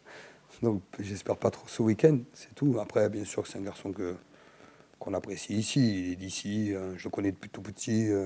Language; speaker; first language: French; native; French